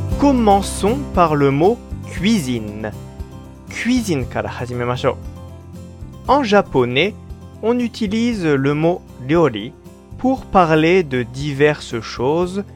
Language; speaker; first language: French; non-native, fluent; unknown